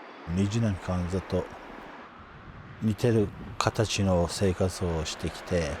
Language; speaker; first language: Japanese; non-native, fluent; Kurdish